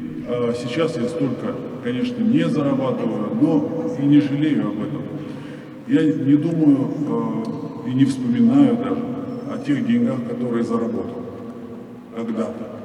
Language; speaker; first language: Russian; native; Russian